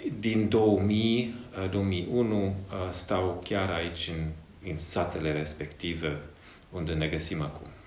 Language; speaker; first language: Romanian; non-native, fluent; Hungarian